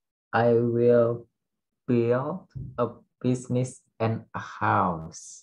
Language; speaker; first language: English; non-native, learner; Indonesian